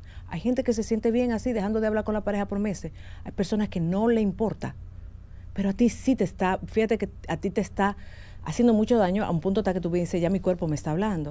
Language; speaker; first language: Spanish; native; Spanish